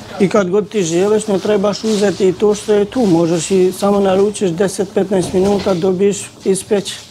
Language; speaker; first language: Croatian; non-native, fluent; Albanian